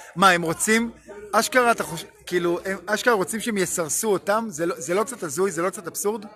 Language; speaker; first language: Hebrew; native; Hebrew